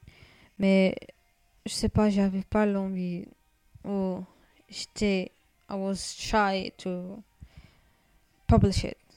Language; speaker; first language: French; non-native, learner; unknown